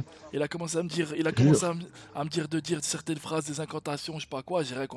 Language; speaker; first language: French; native; French